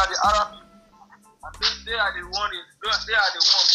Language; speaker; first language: English; non-native, local second language; Yoruba